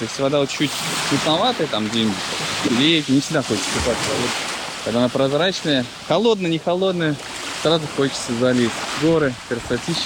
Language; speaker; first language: Russian; native; Russian